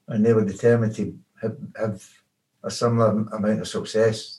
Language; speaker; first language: English; native; English